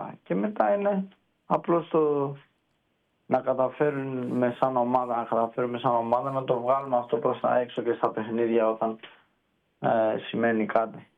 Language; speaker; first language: Greek; early bilingual, heritage; Greek